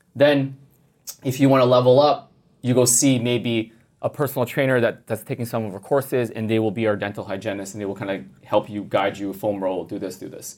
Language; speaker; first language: English; native; English